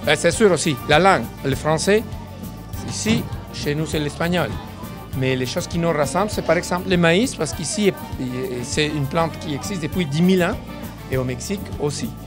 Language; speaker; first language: French; non-native, fluent; Spanish